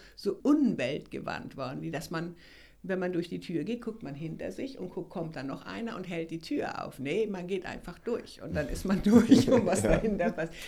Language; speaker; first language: German; native; German